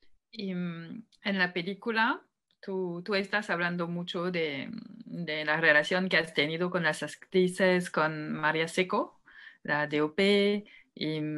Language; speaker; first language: Spanish; non-native, fluent; French